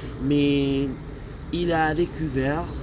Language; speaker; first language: French; non-native, learner; Spanish